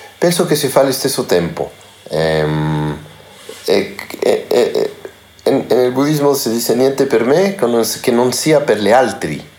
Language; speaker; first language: Italian; non-native, learner; Spanish